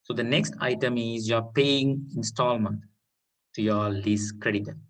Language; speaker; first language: English; non-native, local second language; Sinhala